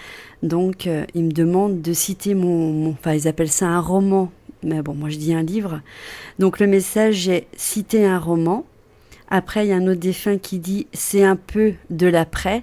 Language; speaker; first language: French; native; French